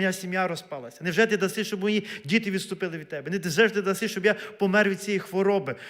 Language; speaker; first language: Ukrainian; native; Ukrainian